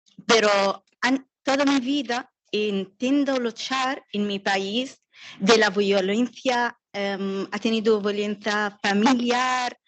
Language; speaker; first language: Spanish; non-native, learner; Arabic